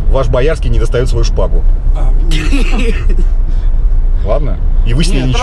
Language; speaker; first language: Russian; native; Russian